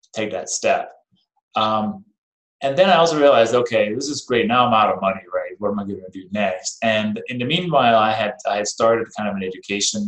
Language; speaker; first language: English; non-native, fluent; Danish